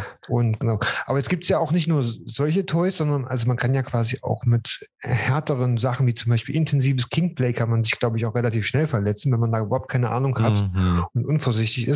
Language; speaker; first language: German; native; German